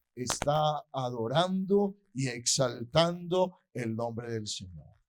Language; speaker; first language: Spanish; native; Spanish